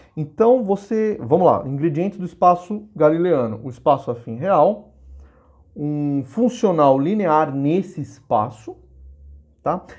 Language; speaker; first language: Portuguese; native; Portuguese